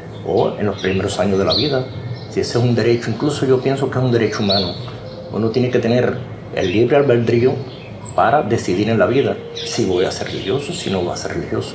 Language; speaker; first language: Spanish; native; Spanish